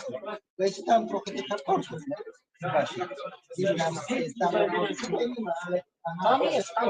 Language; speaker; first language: Polish; non-native, learner; Arabic